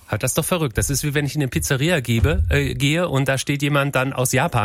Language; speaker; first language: German; native; German